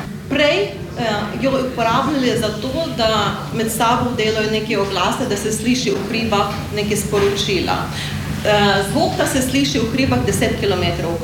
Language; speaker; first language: Slovenian; non-native, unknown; Ukrainian